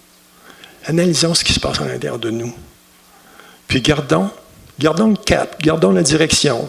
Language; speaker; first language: French; native; French